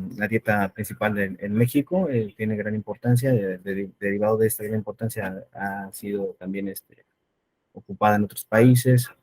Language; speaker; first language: Spanish; native; Spanish